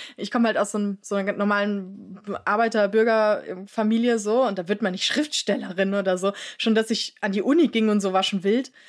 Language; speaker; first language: German; native; German